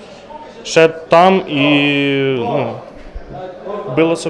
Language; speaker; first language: Polish; non-native, learner; Ukrainian